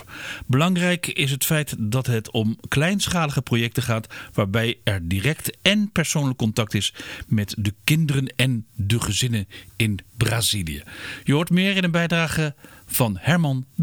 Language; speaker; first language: Dutch; native; Dutch